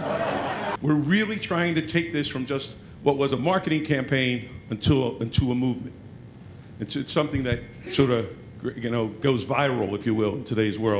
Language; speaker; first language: English; native; English